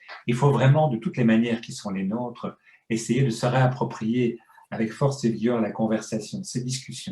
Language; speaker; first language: French; native; French